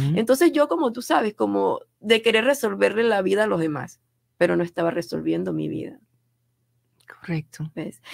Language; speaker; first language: Spanish; native; Spanish